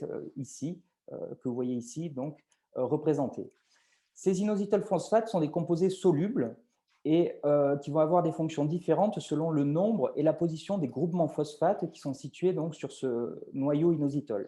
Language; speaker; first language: French; native; French